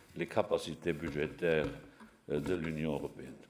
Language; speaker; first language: French; non-native, local second language; Luxembourgish